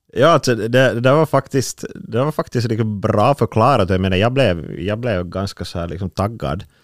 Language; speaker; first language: Swedish; native; Swedish